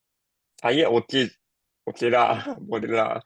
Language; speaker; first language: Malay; non-native, learner; Japanese